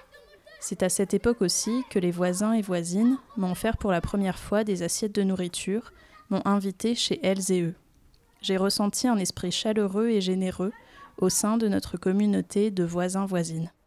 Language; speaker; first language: French; native; French